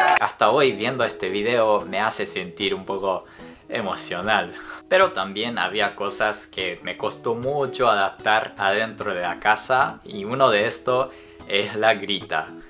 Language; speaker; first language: Spanish; non-native, fluent; Japanese